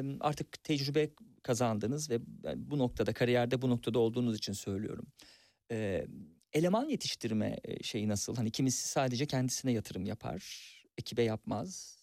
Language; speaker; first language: Turkish; native; Turkish